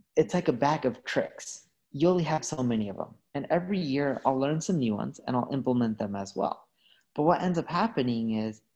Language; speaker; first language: English; native; English